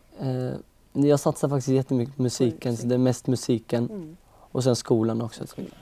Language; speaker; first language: Swedish; early bilingual, other home language; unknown